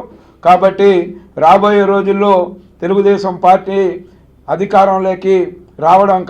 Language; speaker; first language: Telugu; native; Telugu